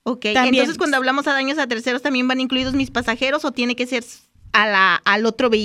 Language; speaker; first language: Spanish; native; Spanish